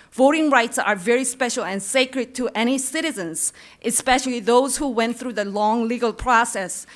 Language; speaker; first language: English; non-native, fluent; Korean